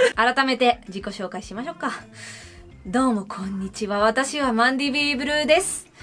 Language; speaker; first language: Japanese; non-native, fluent; Spanish